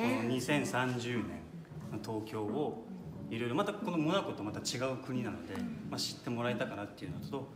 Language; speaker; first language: Japanese; native; Japanese